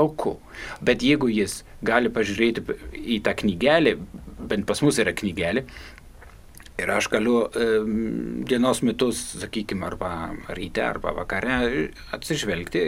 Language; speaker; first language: Lithuanian; non-native, fluent; German